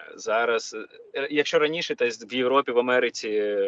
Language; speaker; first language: Ukrainian; non-native, local second language; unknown